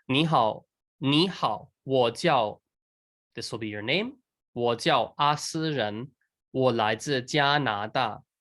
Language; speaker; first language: Chinese; non-native, fluent; English